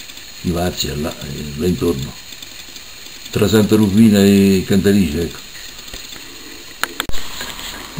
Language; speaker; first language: Italian; native; Italian